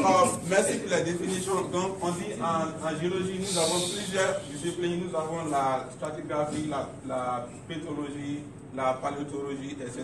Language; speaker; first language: French; non-native, learner; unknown